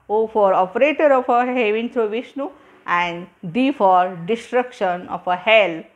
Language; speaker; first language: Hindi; non-native, local second language; Marathi